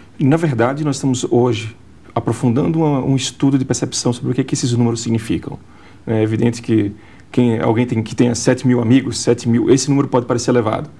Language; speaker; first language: Portuguese; native; Portuguese